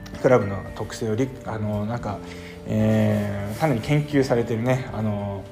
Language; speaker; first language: Japanese; native; Japanese